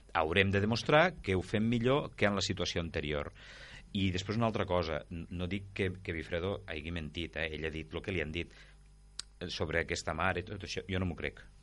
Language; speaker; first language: Catalan; native; Catalan